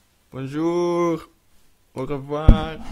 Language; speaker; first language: French; non-native, local second language; Dutch